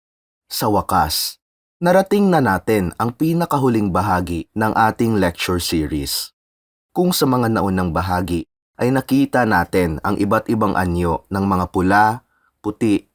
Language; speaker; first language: Filipino; native; Filipino